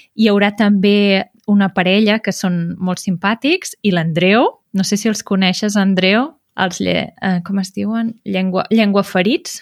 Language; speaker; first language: Catalan; native; Catalan